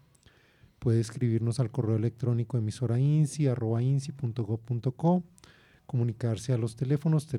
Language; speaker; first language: Spanish; native; Spanish